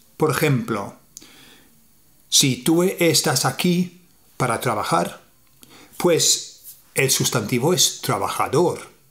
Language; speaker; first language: Spanish; non-native, fluent; English